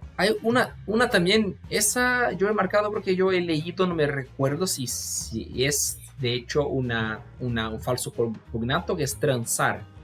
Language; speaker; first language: Spanish; non-native, fluent; Portuguese